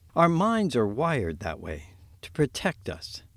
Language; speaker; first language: English; native; English